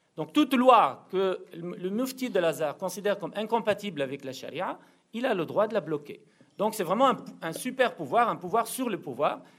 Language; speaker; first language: French; non-native, local second language; Arabic